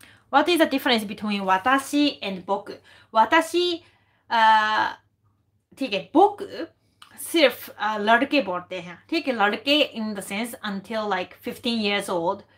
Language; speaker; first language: English; non-native, fluent; Japanese